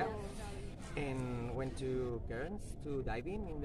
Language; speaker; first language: English; non-native, learner; Spanish